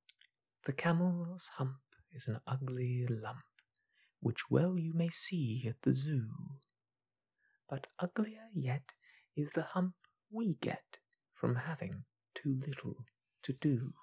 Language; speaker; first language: English; native; English